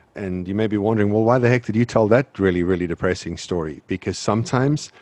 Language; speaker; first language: English; native; English